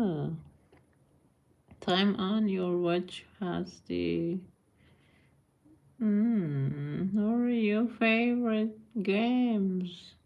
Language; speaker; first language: English; non-native, learner; Persian